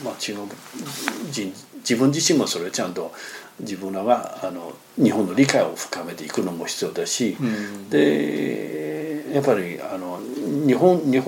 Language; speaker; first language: Japanese; non-native, fluent; Chinese